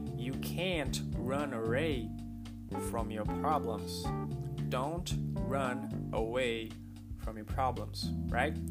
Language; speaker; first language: English; non-native, fluent; Portuguese